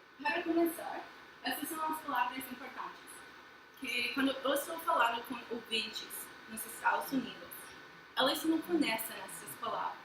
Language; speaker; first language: Portuguese; non-native, fluent; English